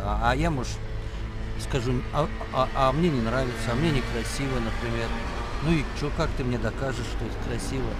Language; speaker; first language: Russian; native; Russian